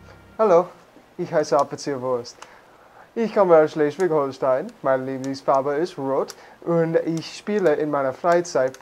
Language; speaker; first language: German; non-native, learner; English